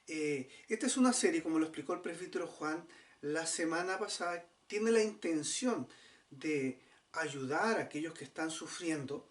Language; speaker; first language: Spanish; native; Spanish